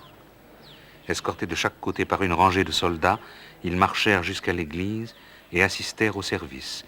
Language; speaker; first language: French; native; French